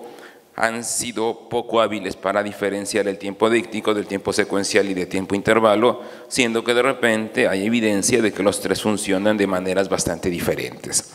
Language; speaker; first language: Spanish; native; Spanish